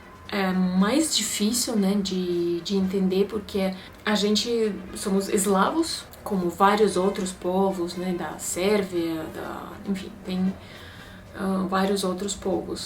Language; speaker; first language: Portuguese; non-native, fluent; Russian